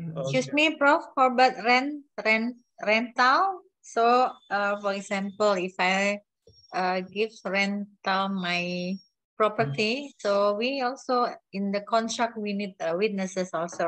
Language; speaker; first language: English; non-native, learner; Indonesian